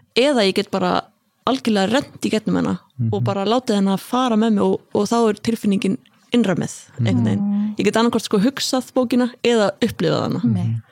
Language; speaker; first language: Icelandic; native; Icelandic